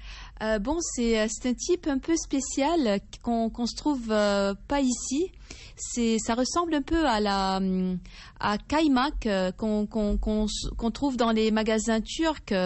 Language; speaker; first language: French; non-native, fluent; Arabic